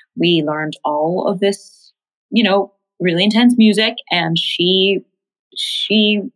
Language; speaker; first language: English; native; English